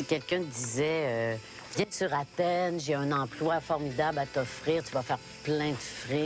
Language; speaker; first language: French; native; French